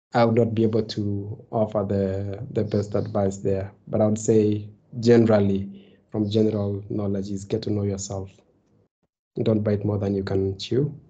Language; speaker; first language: English; non-native, local second language; Kalenjin